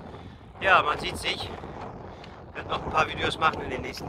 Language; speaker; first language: German; early bilingual, other home language; Turkish